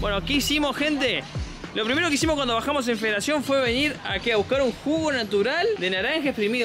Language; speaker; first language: Spanish; native; Spanish